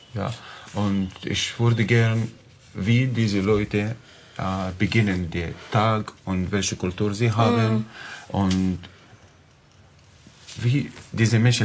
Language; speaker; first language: German; non-native, learner; Arabic